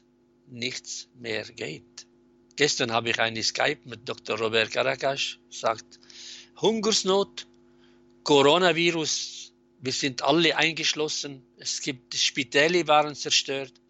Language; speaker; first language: German; non-native, fluent; Arabic